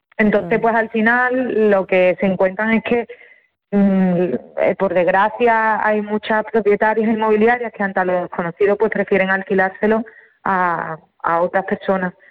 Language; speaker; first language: Spanish; native; Spanish